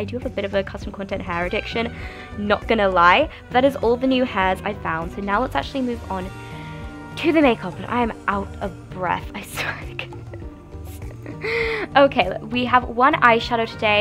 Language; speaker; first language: English; native; English